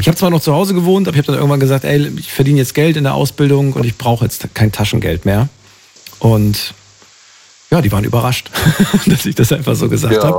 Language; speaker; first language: German; native; German